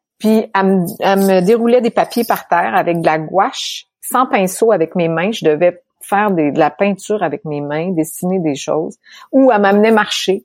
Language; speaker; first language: French; native; French